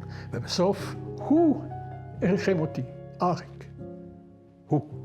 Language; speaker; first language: Hebrew; non-native, fluent; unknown